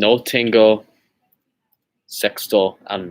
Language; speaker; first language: Spanish; non-native, learner; English